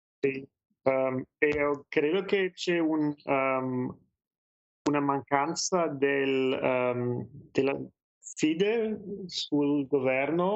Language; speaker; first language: Italian; non-native, learner; German